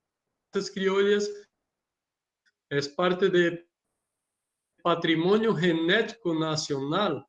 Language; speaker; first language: Spanish; non-native, learner; Portuguese